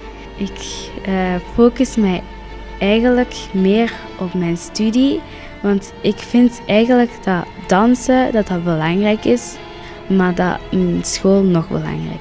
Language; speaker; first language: Dutch; early bilingual, other home language; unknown